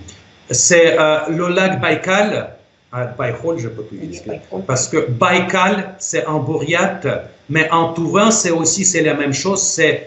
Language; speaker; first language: French; non-native, fluent; Russian